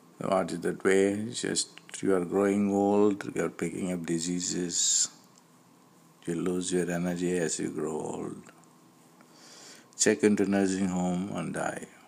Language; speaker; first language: English; non-native, local second language; Tamil